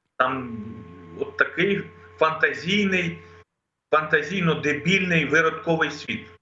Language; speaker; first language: Ukrainian; non-native, local second language; Russian